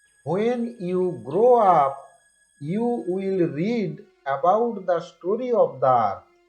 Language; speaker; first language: English; non-native, local second language; Bangla